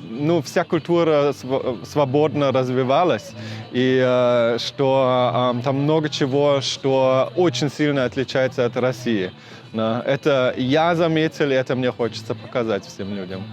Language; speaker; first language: Russian; non-native, fluent; German